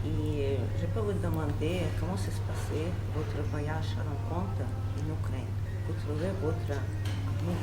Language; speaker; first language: French; non-native, learner; Russian